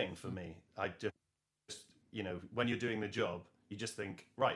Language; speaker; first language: English; native; English